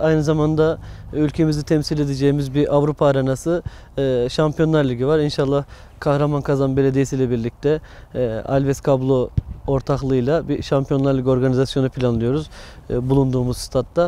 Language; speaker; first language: Turkish; native; Turkish